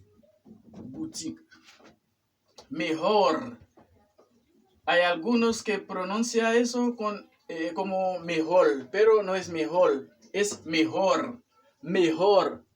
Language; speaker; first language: Spanish; non-native, fluent; Haitian Creole